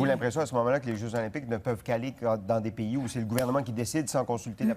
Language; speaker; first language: French; native; French